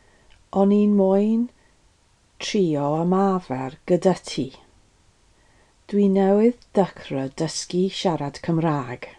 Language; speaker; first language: Welsh; non-native, learner; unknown